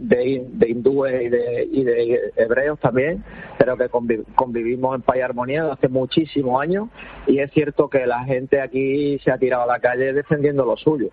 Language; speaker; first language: Spanish; native; Spanish